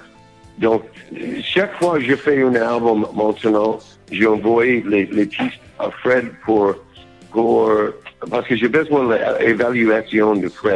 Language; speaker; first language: French; non-native, learner; English